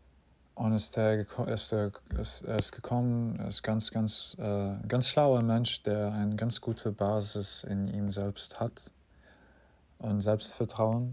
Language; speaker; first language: German; non-native, fluent; Arabic